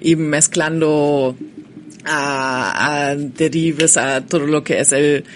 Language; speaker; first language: Spanish; non-native, fluent; German